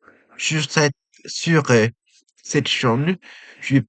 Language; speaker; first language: French; non-native, learner; Japanese